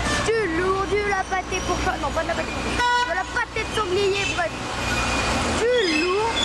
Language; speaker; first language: French; native; French